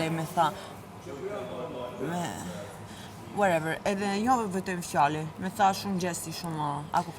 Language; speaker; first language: Albanian; non-native, learner; English